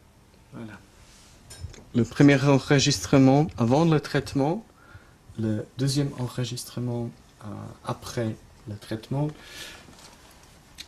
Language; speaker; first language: French; non-native, fluent; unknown